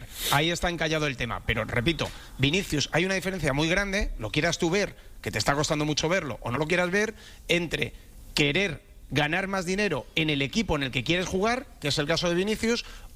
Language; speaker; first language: Spanish; native; Spanish